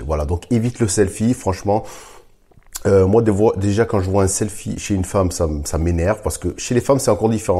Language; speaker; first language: French; native; French